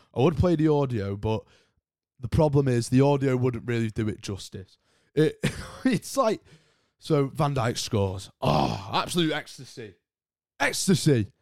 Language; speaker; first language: English; native; English